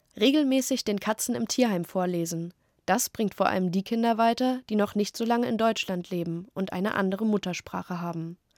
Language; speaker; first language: German; native; German